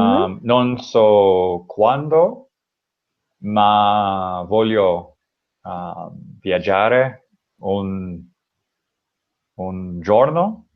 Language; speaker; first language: Italian; non-native, learner; English